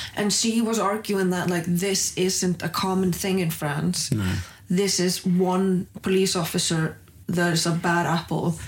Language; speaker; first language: English; non-native, fluent; Icelandic